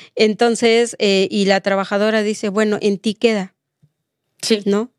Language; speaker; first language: Spanish; non-native, local second language; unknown